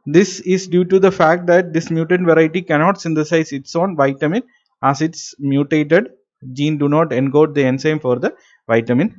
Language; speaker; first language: English; non-native, local second language; Malayalam